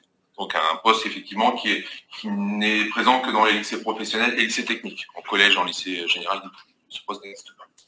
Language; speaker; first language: French; native; French